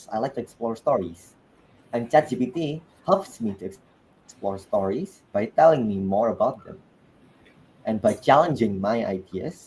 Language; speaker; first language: English; non-native, fluent; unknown